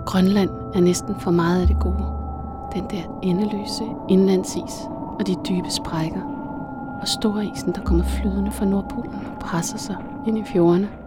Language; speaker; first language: Danish; native; Danish